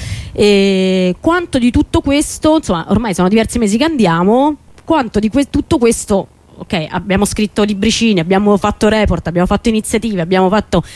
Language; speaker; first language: Italian; native; Italian